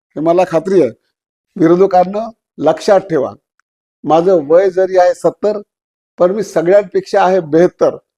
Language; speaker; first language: Marathi; native; Marathi